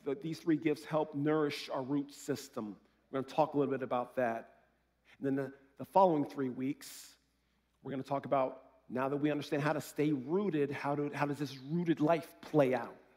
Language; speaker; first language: English; native; English